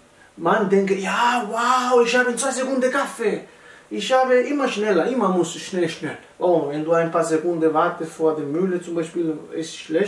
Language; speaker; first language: German; non-native, learner; Italian